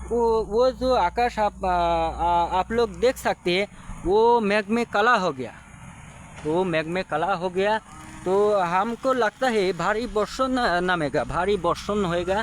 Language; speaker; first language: Hindi; non-native, learner; Bangla